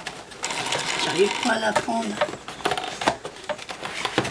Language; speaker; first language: French; native; French